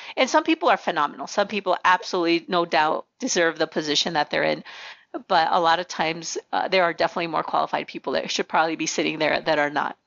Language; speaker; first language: English; early bilingual, other home language; Spanish